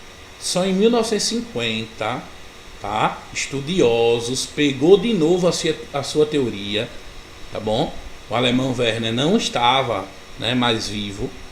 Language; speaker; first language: Portuguese; native; Portuguese